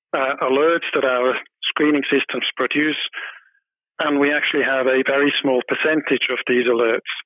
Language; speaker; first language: English; non-native, fluent; German